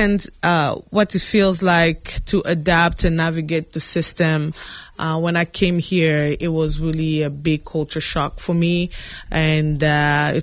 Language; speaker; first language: English; non-native, fluent; French